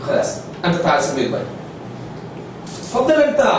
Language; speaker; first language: Arabic; non-native, fluent; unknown